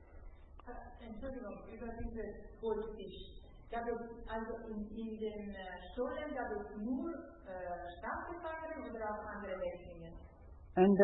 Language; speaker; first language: German; non-native, fluent; Italian